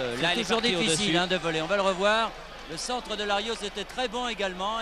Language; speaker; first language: French; native; French